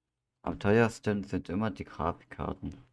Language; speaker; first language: German; native; German